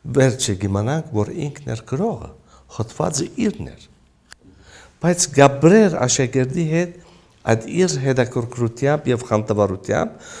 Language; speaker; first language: Armenian; early bilingual, heritage; Armenian